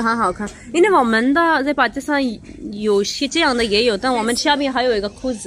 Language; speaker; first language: Chinese; non-native, learner; Urdu